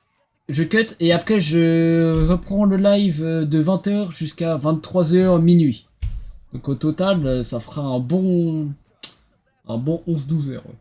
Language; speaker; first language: French; native; French